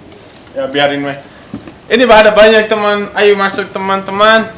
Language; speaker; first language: Indonesian; non-native, local second language; English